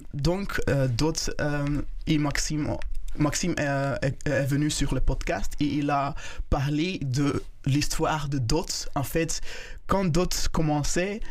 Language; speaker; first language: French; non-native, local second language; Kinyarwanda